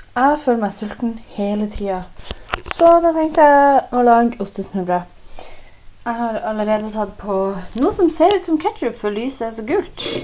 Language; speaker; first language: Norwegian; native; Norwegian